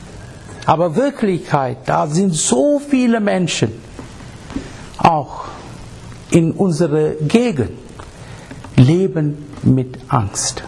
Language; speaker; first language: German; non-native, fluent; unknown